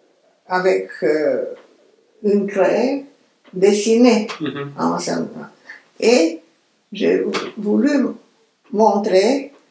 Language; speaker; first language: French; non-native, fluent; Romanian